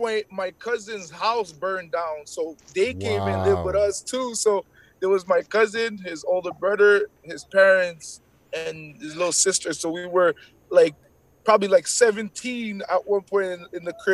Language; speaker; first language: English; non-native, fluent; French